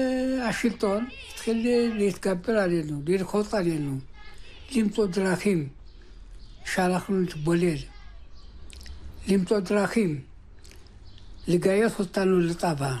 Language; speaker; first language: Hebrew; early bilingual, other home language; Amharic